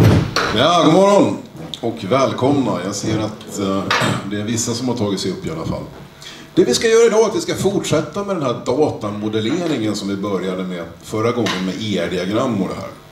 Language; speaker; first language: Swedish; native; Swedish